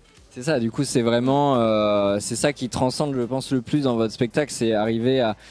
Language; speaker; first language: French; native; French